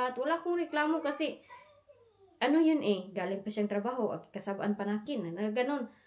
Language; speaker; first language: Filipino; non-native, local second language; Cebuano